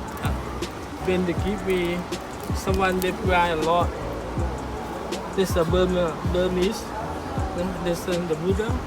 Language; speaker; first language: English; non-native, learner; Thai